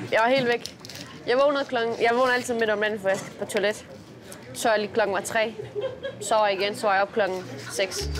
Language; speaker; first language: Danish; early bilingual, other home language; Persian